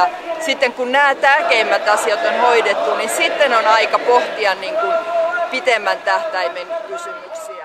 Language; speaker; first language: Finnish; native; Finnish